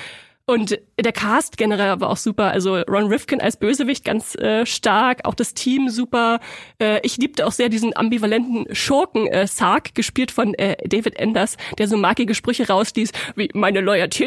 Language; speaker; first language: German; native; German